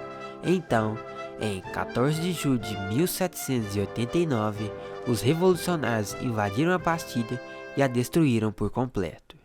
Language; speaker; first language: Portuguese; native; Portuguese